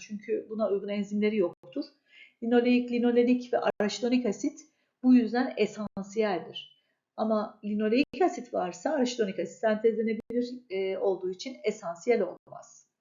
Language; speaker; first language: Turkish; native; Turkish